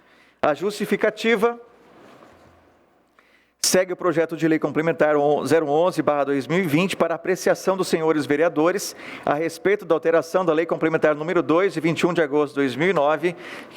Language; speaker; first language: Portuguese; native; Portuguese